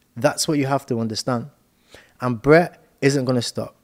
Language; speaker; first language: English; native; English